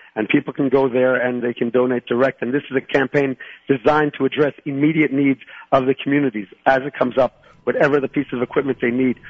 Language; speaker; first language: English; native; English